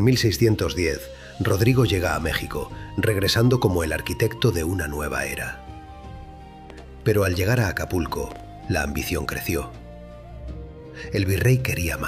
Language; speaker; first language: Spanish; native; Spanish